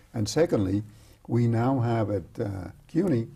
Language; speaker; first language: English; early bilingual, other home language; Spanish